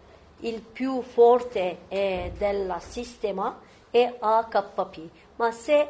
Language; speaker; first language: Italian; non-native, fluent; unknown